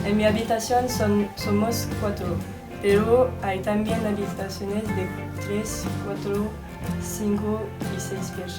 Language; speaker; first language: Spanish; non-native, learner; French